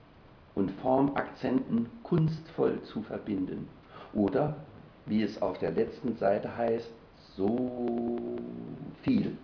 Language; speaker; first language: German; native; German